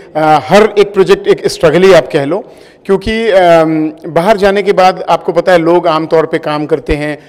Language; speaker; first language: Hindi; native; Hindi